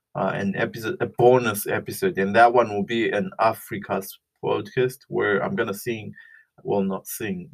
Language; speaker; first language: English; non-native, local second language; Shona